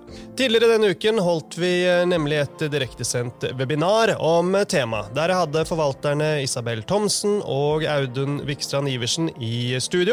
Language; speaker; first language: Norwegian; native; Norwegian